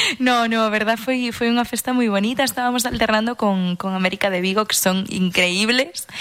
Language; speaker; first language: Galician; non-native, local second language; English